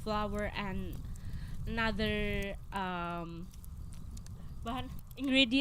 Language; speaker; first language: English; non-native, learner; Indonesian